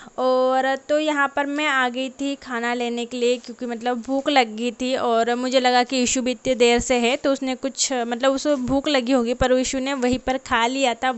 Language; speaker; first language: Hindi; non-native, local second language; Marathi